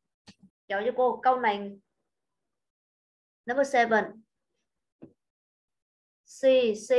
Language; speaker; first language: Vietnamese; native; Vietnamese